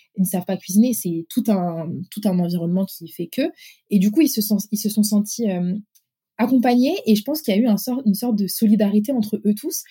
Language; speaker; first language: French; early bilingual, other home language; Arabic